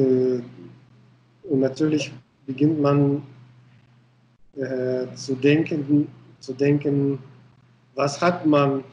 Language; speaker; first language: German; non-native, fluent; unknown